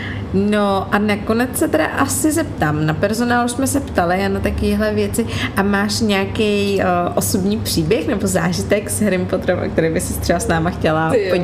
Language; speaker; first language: Czech; native; Czech